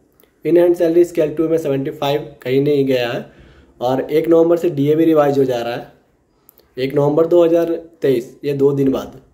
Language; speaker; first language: Hindi; native; Hindi